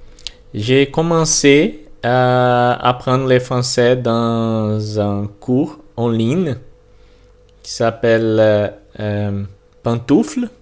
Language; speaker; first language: French; non-native, learner; Portuguese